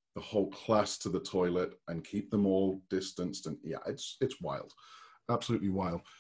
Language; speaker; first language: English; native; English